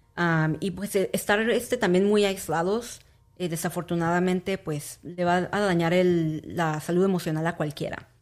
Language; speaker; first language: Spanish; early bilingual, heritage; Spanish